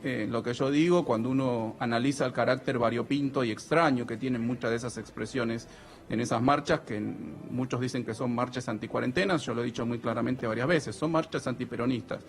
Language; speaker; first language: Spanish; native; Spanish